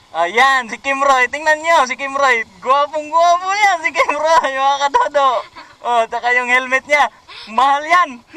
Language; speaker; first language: Filipino; non-native, local second language; Cebuano